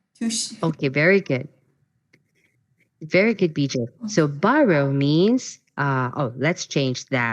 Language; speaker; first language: English; non-native, fluent; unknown